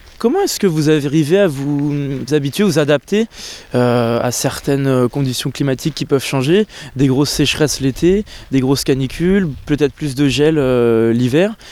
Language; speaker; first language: French; native; French